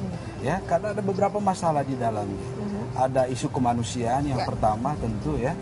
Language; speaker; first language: Indonesian; native; Indonesian